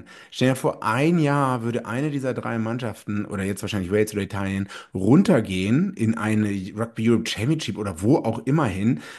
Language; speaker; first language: German; native; German